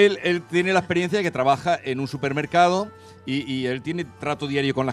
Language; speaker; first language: Spanish; native; Spanish